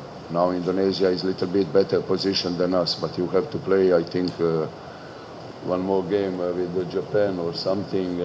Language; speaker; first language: English; non-native, learner; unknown